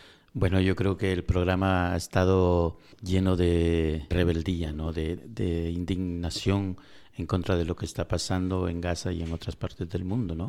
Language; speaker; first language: Spanish; native; Spanish